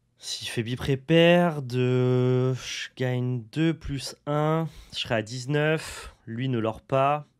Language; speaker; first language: French; native; French